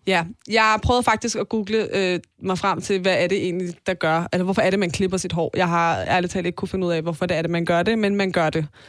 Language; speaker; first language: Danish; early bilingual, other home language; Persian